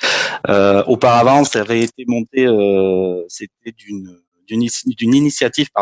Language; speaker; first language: French; native; French